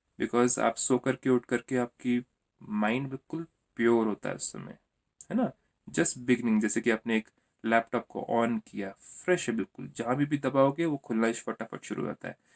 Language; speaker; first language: Hindi; native; Hindi